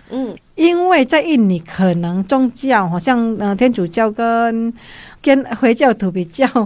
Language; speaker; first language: Chinese; non-native, fluent; Vietnamese